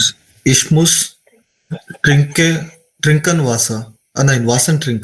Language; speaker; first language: German; non-native, learner; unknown